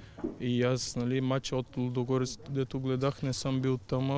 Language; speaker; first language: Bulgarian; non-native, fluent; Portuguese